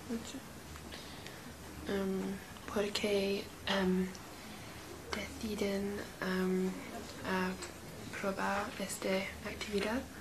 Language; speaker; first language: Spanish; non-native, learner; English